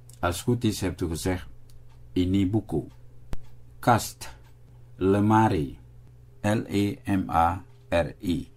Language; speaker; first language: Dutch; non-native, fluent; Indonesian